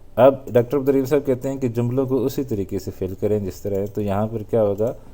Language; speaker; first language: Urdu; native; Urdu